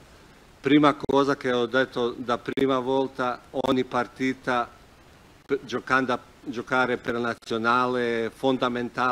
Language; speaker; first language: Italian; non-native, fluent; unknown